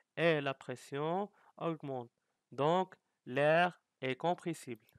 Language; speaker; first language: French; non-native, local second language; Arabic